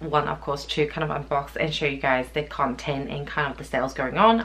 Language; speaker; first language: English; native; English